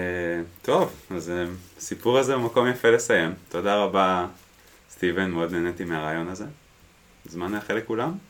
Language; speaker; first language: Hebrew; native; Hebrew